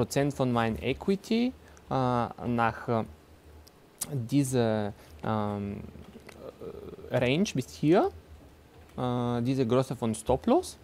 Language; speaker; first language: German; non-native, fluent; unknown